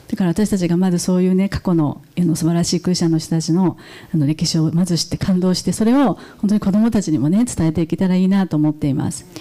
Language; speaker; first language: Japanese; native; Japanese